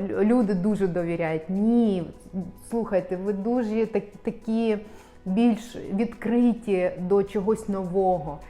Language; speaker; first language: Ukrainian; non-native, local second language; Russian